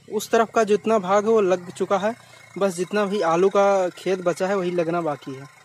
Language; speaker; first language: Hindi; native; Hindi